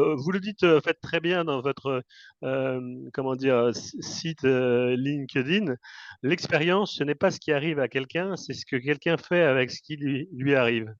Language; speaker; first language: French; native; French